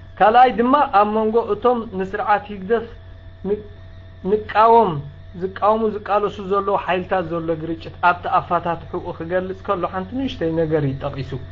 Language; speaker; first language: Tigrinya; native; Tigrinya